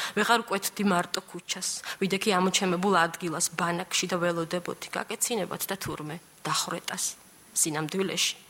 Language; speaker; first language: Georgian; native; Georgian